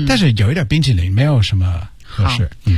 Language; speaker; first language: Chinese; non-native, learner; English